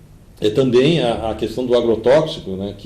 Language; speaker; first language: Portuguese; native; Portuguese